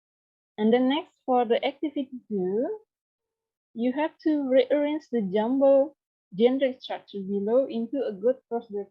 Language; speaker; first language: English; non-native, learner; Indonesian